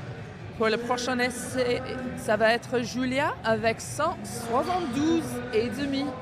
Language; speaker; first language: French; non-native, learner; English